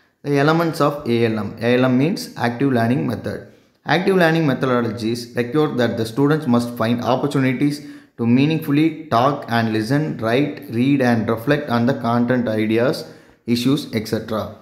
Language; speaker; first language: English; non-native, local second language; Tamil